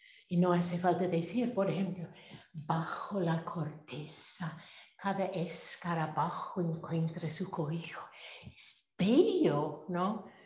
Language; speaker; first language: Spanish; non-native, fluent; English